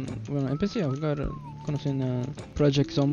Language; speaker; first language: Spanish; non-native, learner; Filipino